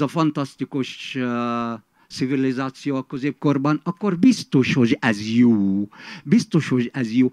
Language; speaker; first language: Hungarian; non-native, fluent; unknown